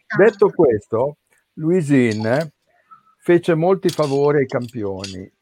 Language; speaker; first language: Italian; native; Italian